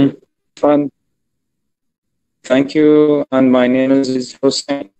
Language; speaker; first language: English; non-native, learner; Arabic